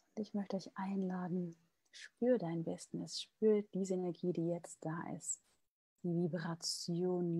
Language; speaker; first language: German; native; German